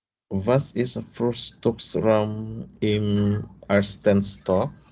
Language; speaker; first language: German; non-native, learner; Indonesian